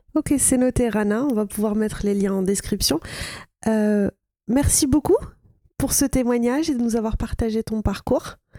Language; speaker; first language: French; non-native, fluent; Arabic